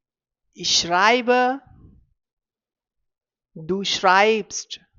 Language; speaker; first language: German; non-native, fluent; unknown